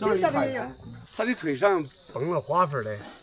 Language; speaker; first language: Chinese; native; Chinese